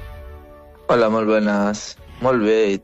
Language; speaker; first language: Catalan; non-native, fluent; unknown